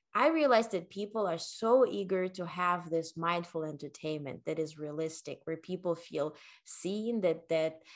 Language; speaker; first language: English; non-native, fluent; Ukrainian